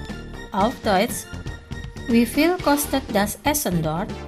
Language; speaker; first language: German; non-native, fluent; Indonesian